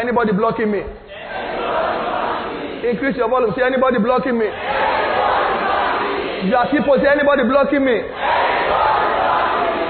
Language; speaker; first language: English; non-native, local second language; Yoruba